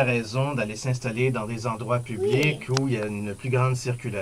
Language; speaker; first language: French; native; French